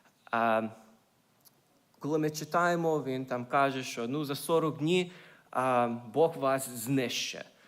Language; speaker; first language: Ukrainian; early bilingual, heritage; Ukrainian